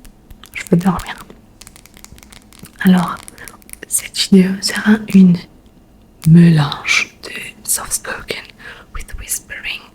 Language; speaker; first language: French; non-native, learner; Spanish